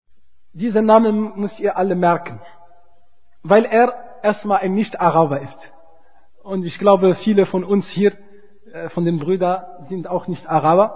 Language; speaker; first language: German; non-native, fluent; Arabic